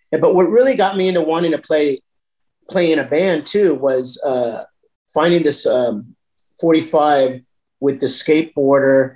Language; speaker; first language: English; native; English